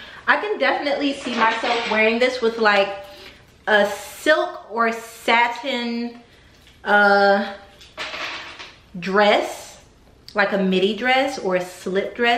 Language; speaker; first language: English; native; English